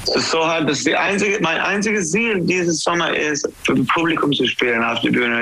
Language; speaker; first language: German; non-native, learner; English